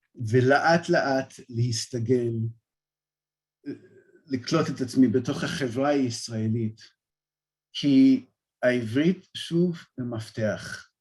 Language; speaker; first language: Hebrew; non-native, fluent; English